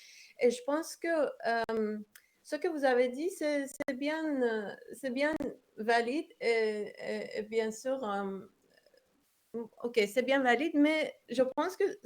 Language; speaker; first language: French; non-native, fluent; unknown